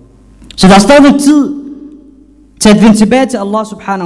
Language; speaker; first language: Danish; non-native, fluent; Arabic